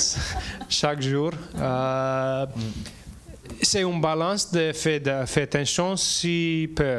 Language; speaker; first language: French; non-native, learner; English